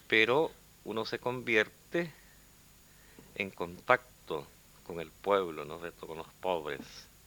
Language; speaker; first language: Spanish; native; Spanish